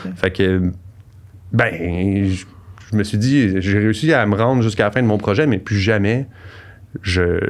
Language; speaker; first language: French; native; French